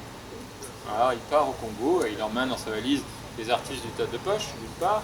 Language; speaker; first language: French; native; French